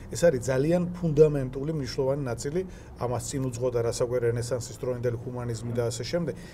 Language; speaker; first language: Georgian; native; Georgian